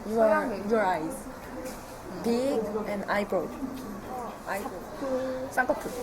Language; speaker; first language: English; non-native, learner; Korean